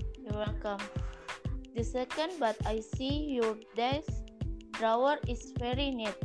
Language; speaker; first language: English; non-native, learner; Indonesian